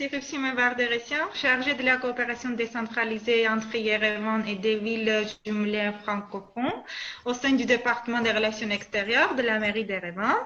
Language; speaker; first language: French; non-native, fluent; Armenian